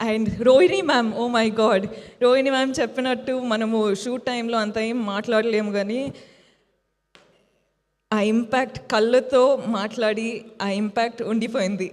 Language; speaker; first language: Telugu; non-native, fluent; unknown